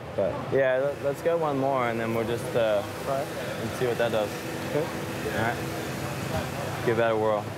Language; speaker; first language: English; native; English